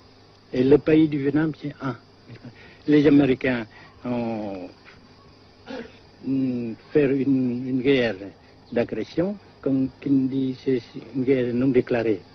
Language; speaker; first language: French; non-native, fluent; Vietnamese